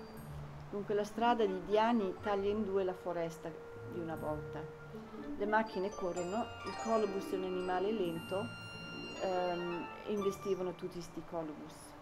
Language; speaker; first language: Italian; early bilingual, heritage; Italian